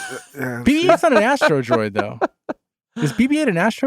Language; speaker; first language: English; native; English